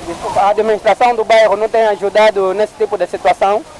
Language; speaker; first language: Portuguese; native; Portuguese